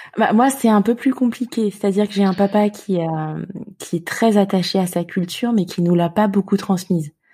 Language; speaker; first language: French; native; French